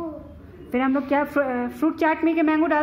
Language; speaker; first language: Hindi; native; Hindi